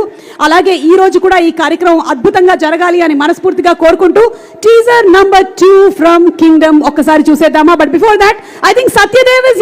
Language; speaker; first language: Telugu; native; Telugu